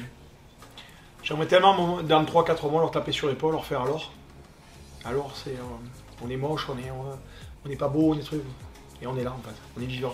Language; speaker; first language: French; native; French